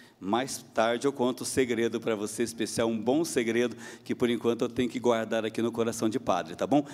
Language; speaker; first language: Portuguese; native; Portuguese